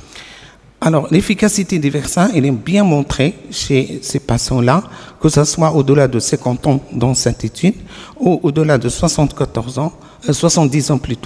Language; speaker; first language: French; non-native, local second language; Arabic